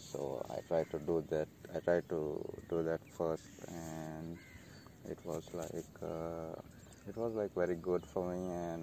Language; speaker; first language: English; non-native, local second language; Konkani